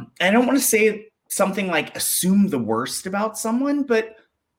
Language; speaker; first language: English; native; English